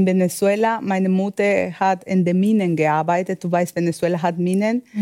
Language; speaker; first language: German; non-native, learner; Spanish